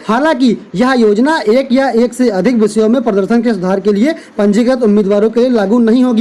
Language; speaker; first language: Hindi; native; Hindi